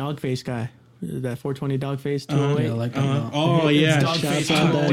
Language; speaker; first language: English; native; English